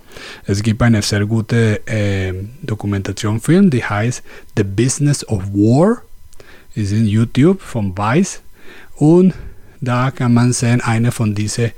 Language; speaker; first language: German; non-native, learner; Spanish